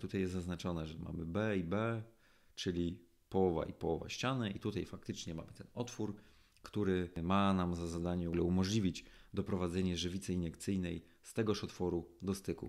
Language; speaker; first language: Polish; native; Polish